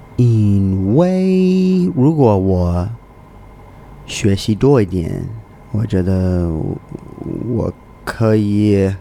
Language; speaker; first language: Chinese; non-native, learner; English